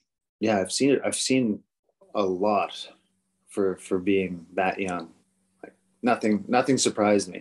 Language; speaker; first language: English; native; English